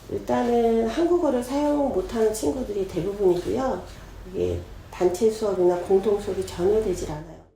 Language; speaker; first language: Korean; native; Korean